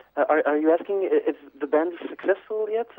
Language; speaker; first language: English; non-native, fluent; Dutch